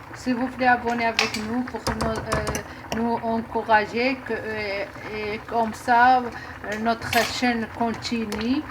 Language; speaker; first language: French; non-native, local second language; Arabic